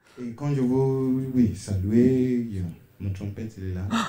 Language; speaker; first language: French; non-native, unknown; Yoruba